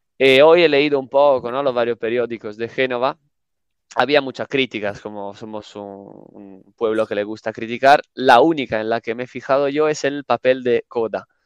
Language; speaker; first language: Spanish; non-native, fluent; Italian